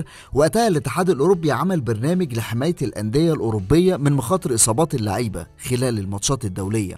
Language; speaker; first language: Arabic; native; Arabic